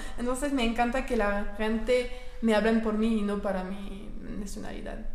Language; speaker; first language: Spanish; non-native, learner; French